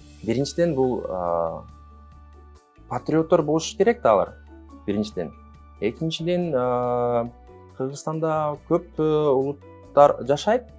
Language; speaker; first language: Kyrgyz; non-native, local second language; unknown